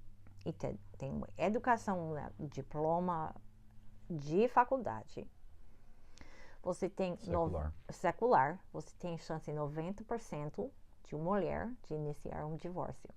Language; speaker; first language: Portuguese; non-native, fluent; English